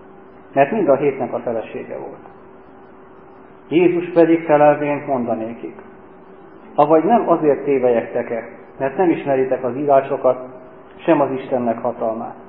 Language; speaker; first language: Hungarian; native; Hungarian